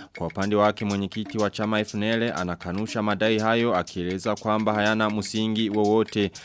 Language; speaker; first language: Swahili; non-native, local second language; Rundi